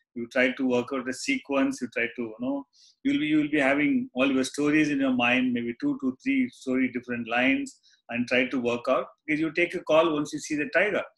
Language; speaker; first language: English; non-native, local second language; Tamil